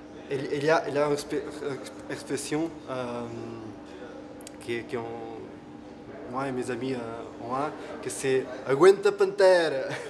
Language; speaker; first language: French; non-native, learner; Portuguese